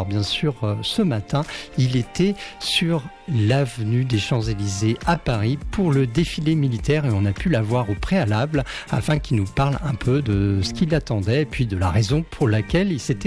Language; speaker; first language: French; native; French